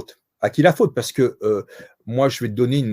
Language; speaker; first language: French; native; French